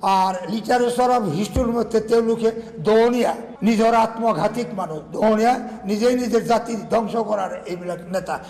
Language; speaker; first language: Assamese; non-native, local second language; Bangla